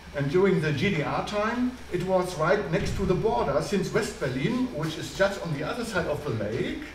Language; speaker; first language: English; non-native, fluent; German